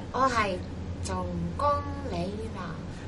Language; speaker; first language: Chinese; non-native, learner; Japanese